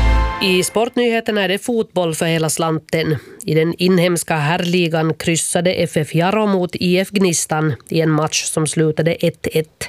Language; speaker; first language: Swedish; native; Swedish